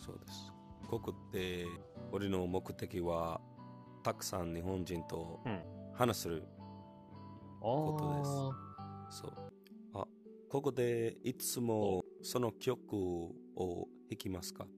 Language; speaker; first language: Japanese; non-native, learner; English